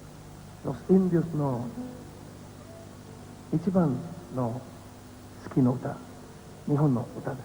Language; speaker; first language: Japanese; non-native, learner; Spanish